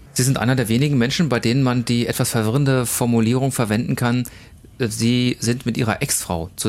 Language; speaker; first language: German; native; German